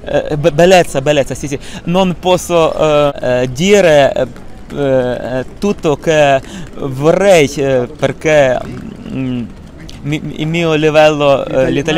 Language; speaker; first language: Italian; non-native, learner; Ukrainian